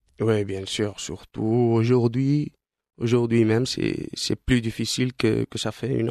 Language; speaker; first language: French; non-native, fluent; Spanish